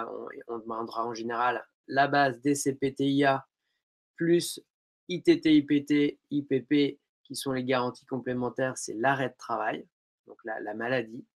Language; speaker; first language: French; native; French